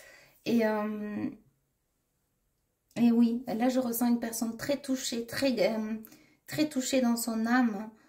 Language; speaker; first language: French; native; French